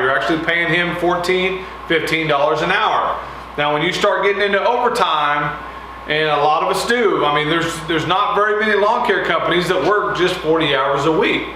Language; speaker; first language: English; native; English